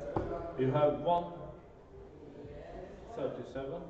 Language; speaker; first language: English; non-native, learner; Norwegian